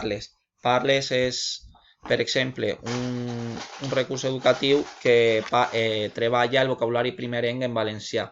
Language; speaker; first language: Catalan; non-native, local second language; Spanish